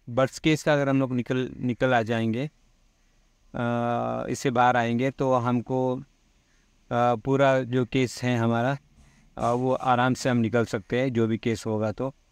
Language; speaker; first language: Hindi; non-native, local second language; Malayalam